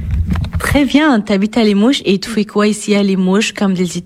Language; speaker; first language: French; non-native, fluent; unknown